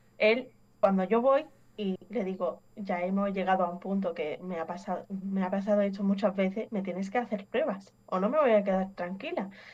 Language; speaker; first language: Spanish; early bilingual, other home language; English